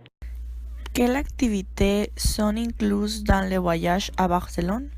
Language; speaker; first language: French; non-native, learner; Spanish